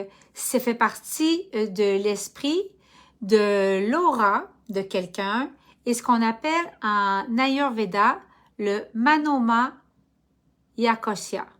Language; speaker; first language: French; native; French